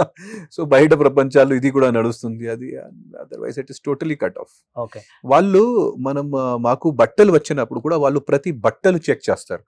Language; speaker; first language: Telugu; non-native, fluent; Hindi